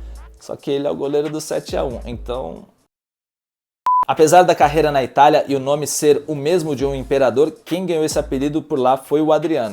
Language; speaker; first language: Portuguese; native; Portuguese